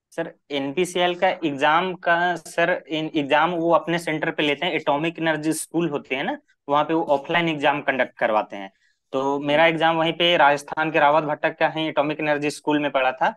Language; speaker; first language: Hindi; native; Hindi